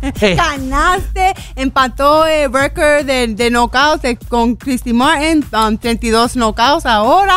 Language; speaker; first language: Spanish; early bilingual, heritage; English